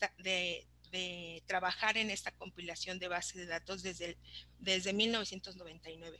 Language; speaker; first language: Spanish; native; Spanish